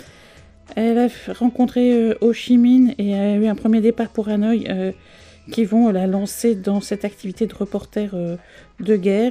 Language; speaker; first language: French; native; French